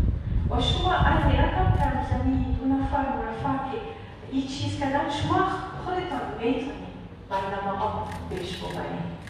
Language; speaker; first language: Persian; non-native, learner; Arabic